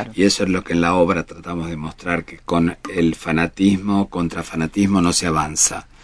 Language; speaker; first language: Spanish; native; Spanish